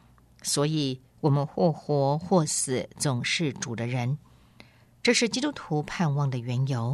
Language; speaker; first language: Chinese; native; Chinese